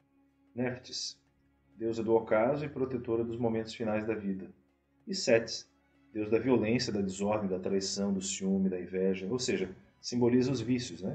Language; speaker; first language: Portuguese; native; Portuguese